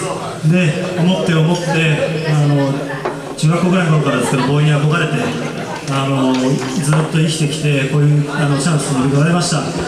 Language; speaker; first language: Japanese; native; Japanese